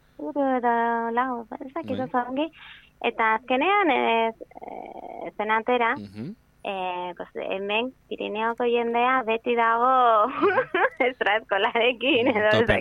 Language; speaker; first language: Basque; non-native, learner; Spanish